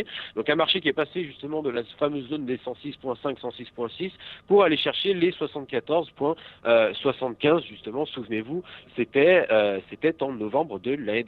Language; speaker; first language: French; native; French